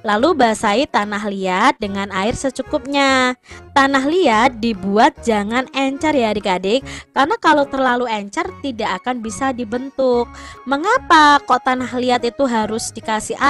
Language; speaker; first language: Indonesian; native; Indonesian